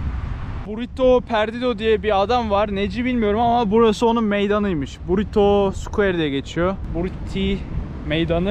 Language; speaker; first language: Turkish; native; Turkish